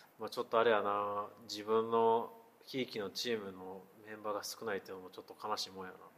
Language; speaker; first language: Japanese; native; Japanese